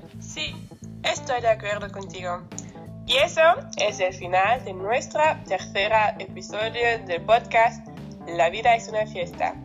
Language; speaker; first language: Spanish; non-native, learner; German